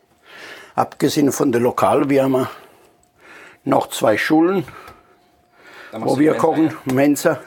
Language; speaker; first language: German; non-native, fluent; Italian